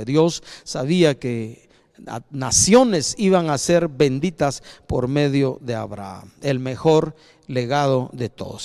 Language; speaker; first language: Spanish; native; Spanish